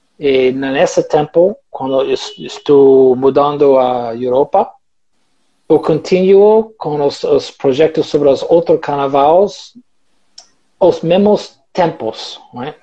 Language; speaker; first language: Portuguese; non-native, learner; English